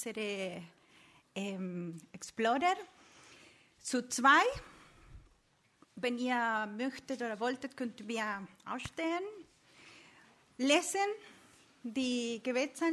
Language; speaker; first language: German; non-native, learner; Spanish